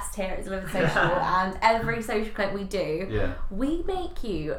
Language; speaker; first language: English; native; English